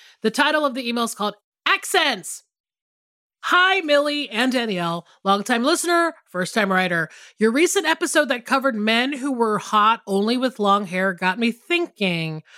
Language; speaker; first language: English; native; English